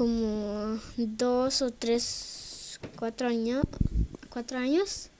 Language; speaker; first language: Spanish; early bilingual, heritage; Spanish